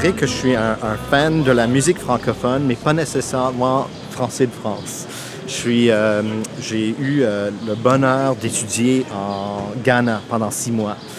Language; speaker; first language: French; non-native, local second language; English